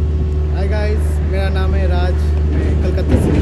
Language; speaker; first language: Hindi; non-native, local second language; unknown